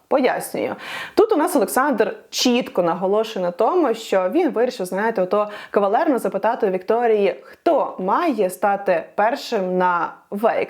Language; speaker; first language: Ukrainian; non-native, local second language; Russian